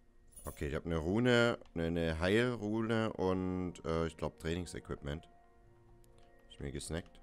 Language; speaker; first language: German; native; German